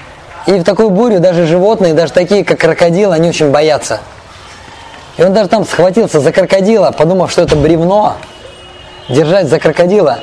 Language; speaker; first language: Russian; native; Russian